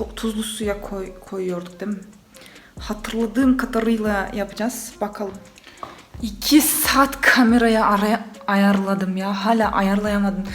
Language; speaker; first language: Turkish; non-native, fluent; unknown